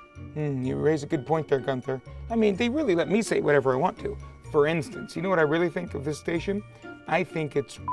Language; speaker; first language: English; native; English